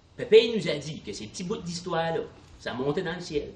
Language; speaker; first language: French; native; French